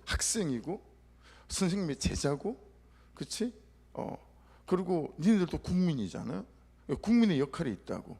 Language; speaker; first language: Korean; native; Korean